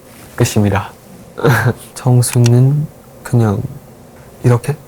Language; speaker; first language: Korean; non-native, learner; Thai